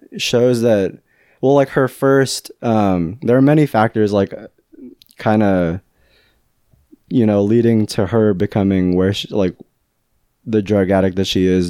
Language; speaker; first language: English; native; English